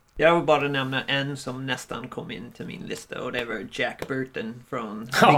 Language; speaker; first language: Swedish; non-native, learner; English